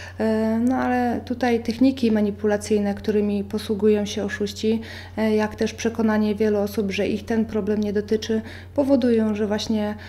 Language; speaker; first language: Polish; native; Polish